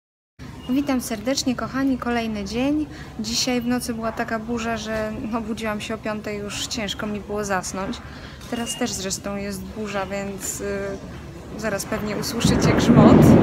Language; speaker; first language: Polish; native; Polish